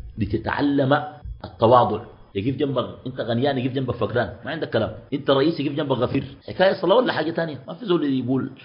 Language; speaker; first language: Arabic; native; Arabic